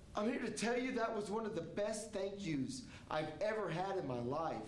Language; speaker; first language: English; native; English